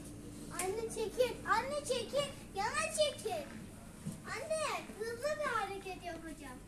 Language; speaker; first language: Turkish; native; Turkish